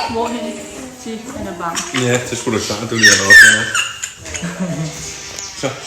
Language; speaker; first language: Danish; non-native, learner; Thai